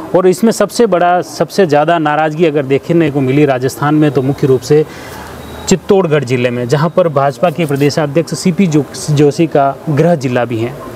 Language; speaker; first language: Hindi; native; Hindi